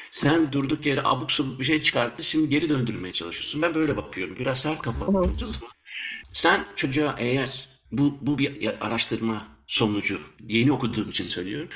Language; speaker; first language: Turkish; early bilingual, heritage; Turkish